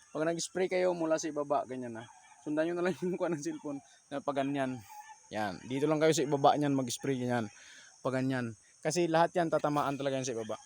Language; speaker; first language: Filipino; native; Filipino